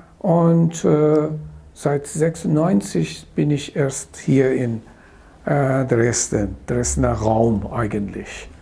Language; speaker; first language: German; non-native, fluent; Persian